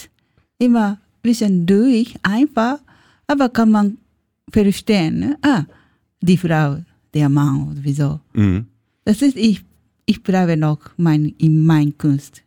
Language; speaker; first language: German; non-native, learner; Japanese